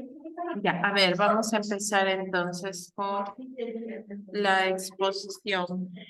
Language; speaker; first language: Spanish; native; Spanish